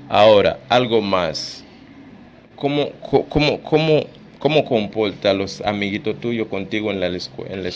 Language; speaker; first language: Spanish; non-native, fluent; Haitian Creole